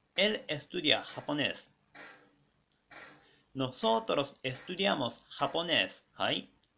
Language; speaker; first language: Spanish; non-native, fluent; Japanese